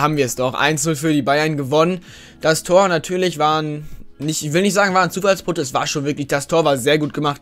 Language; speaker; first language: German; native; German